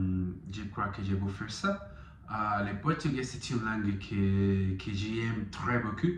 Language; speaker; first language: French; non-native, learner; Spanish